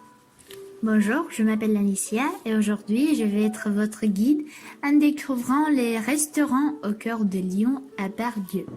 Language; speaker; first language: French; non-native, learner; Romanian